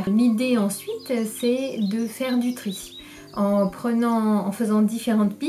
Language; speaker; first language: French; native; French